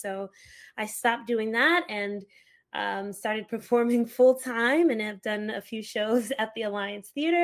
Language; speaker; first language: English; early bilingual, other home language; Haitian Creole